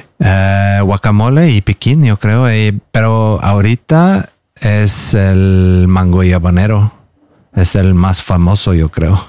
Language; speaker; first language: Spanish; non-native, learner; Norwegian